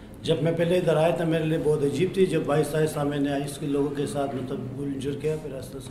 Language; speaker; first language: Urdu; non-native, local second language; Punjabi